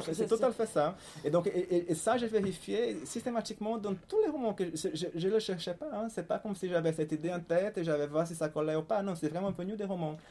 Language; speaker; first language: French; non-native, fluent; Portuguese